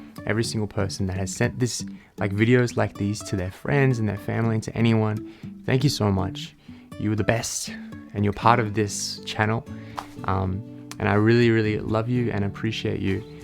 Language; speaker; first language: English; native; English